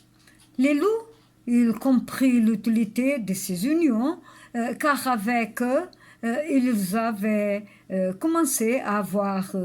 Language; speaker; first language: French; non-native, learner; Portuguese